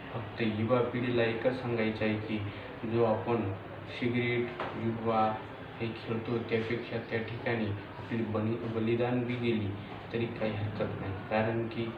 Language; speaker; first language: Marathi; non-native, local second language; Lambadi